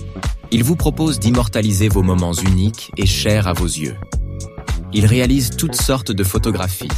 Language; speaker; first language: French; native; French